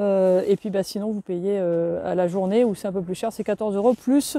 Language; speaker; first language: French; native; French